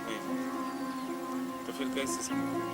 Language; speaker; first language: Hindi; native; Hindi